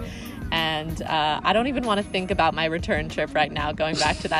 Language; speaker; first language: English; native; English